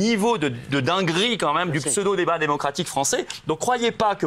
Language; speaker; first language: French; native; French